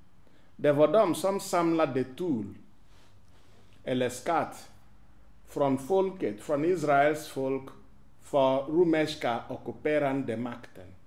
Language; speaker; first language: Swedish; non-native, fluent; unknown